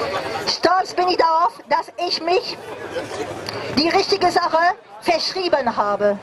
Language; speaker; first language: German; non-native, fluent; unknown